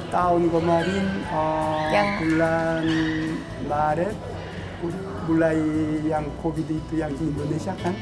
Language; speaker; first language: Indonesian; non-native, learner; Korean